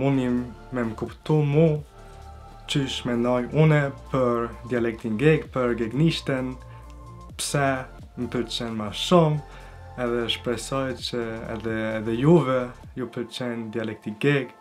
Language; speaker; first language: Albanian; early bilingual, heritage; Albanian